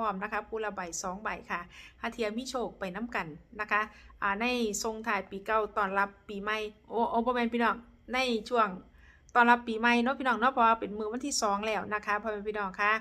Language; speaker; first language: Thai; non-native, local second language; Northeastern Thai